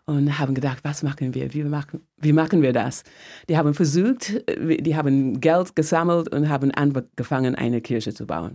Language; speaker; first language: German; non-native, fluent; English